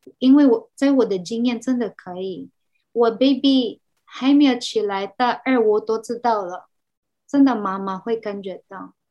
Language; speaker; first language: Chinese; non-native, fluent; Cebuano